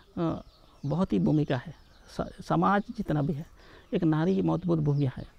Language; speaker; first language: Hindi; non-native, local second language; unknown